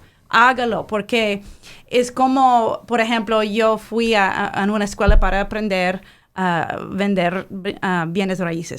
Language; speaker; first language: Spanish; non-native, fluent; English